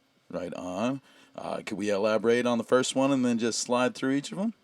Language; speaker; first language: English; native; English